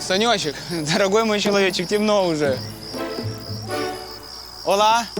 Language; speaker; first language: Russian; native; Russian